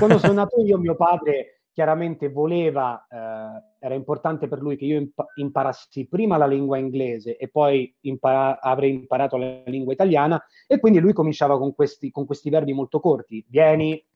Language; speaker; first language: Italian; native; Italian